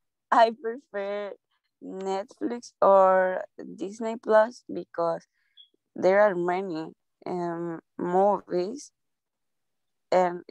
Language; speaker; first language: English; non-native, learner; Spanish